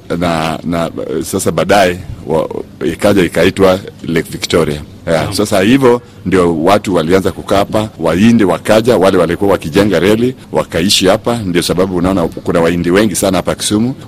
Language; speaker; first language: Swahili; non-native, local second language; Luo (Kenya and Tanzania)